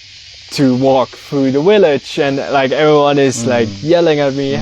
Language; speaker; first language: English; non-native, fluent; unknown